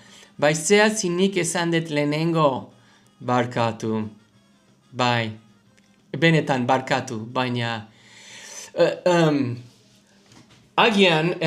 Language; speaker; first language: Basque; non-native, learner; English